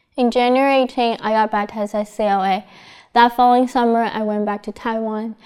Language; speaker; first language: English; non-native, fluent; Chinese